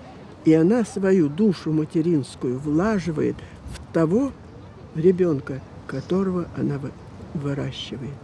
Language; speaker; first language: Russian; native; Russian